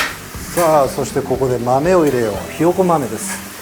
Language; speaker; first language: Japanese; native; Japanese